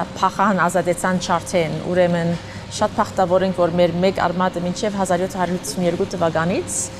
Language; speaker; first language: Armenian; early bilingual, heritage; Armenian